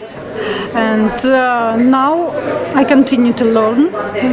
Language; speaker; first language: English; non-native, fluent; Latvian